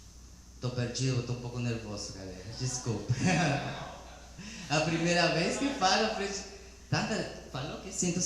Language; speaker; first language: Portuguese; non-native, learner; Spanish